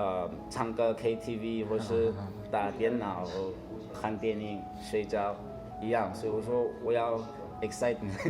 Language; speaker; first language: Chinese; non-native, learner; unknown